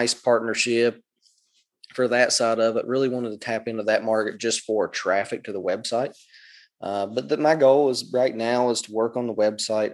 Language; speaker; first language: English; native; English